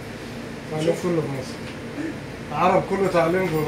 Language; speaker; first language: Arabic; non-native, learner; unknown